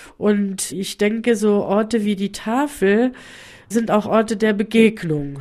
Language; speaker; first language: German; native; German